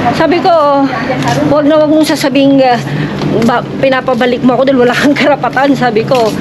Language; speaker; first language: Filipino; native; Filipino